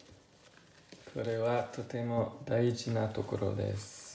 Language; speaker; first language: Japanese; non-native, learner; Italian